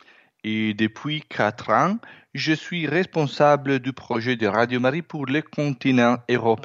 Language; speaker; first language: French; non-native, fluent; Italian